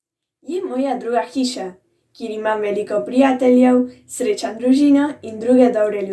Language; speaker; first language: Slovenian; early bilingual, heritage; Slovenian